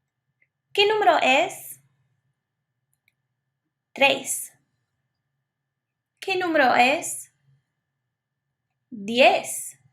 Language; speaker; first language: Spanish; non-native, fluent; English